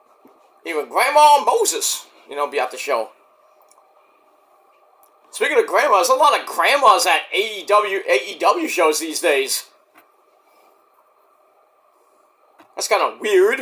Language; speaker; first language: English; native; English